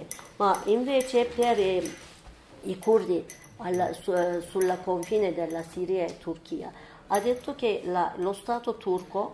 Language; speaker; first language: Italian; non-native, learner; Turkish